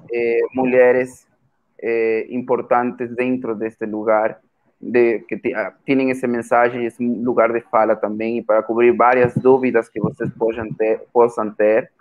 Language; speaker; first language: Portuguese; non-native, fluent; Spanish